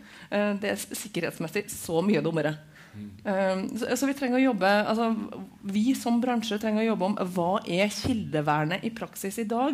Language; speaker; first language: Norwegian; native; Norwegian